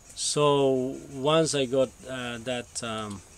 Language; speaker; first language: English; non-native, fluent; Spanish